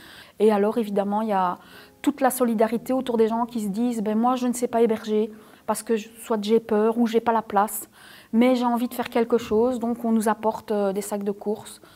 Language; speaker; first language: French; native; French